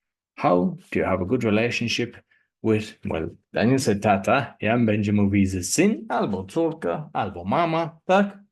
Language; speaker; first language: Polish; non-native, learner; English